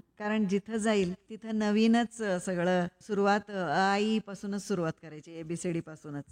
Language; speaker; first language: Marathi; non-native, local second language; Kannada